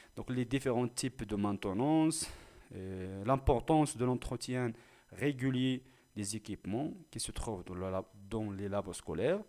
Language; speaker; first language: French; non-native, local second language; Arabic